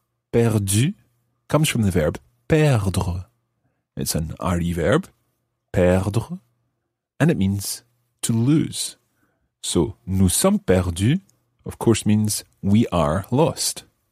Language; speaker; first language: English; native; English